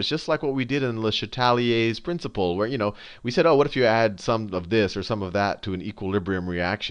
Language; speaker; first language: English; native; English